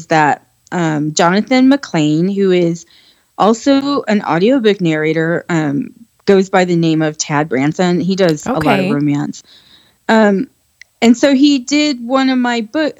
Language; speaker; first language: English; native; English